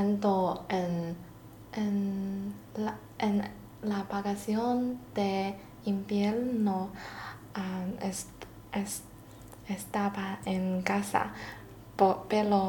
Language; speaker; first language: Spanish; non-native, learner; Chinese